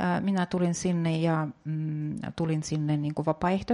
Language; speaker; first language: Finnish; non-native, fluent; Russian